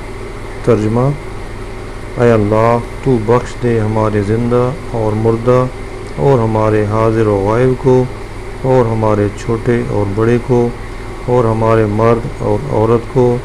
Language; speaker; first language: Urdu; native; Urdu